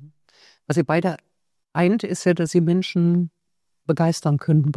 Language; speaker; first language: German; native; German